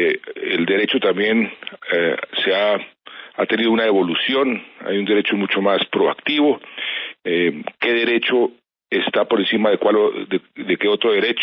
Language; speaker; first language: Spanish; native; Spanish